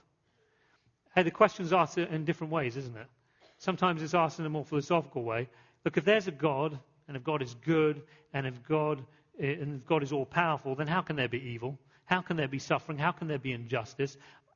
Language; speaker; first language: English; native; English